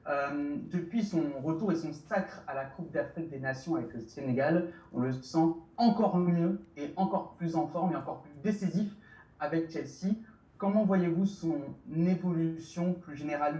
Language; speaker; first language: French; native; French